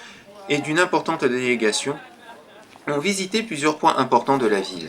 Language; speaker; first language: French; native; French